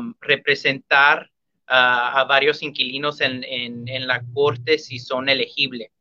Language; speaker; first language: Spanish; early bilingual, heritage; Spanish